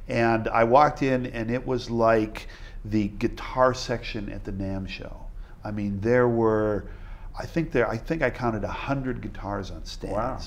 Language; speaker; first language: English; native; English